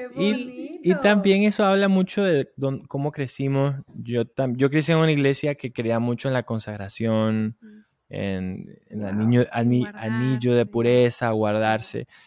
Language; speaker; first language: Spanish; native; Spanish